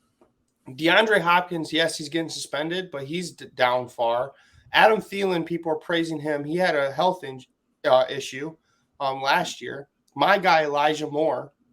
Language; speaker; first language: English; native; English